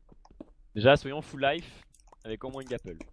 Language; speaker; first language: French; native; French